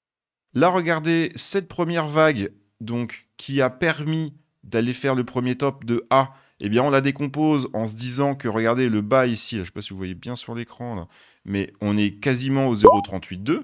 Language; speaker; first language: French; native; French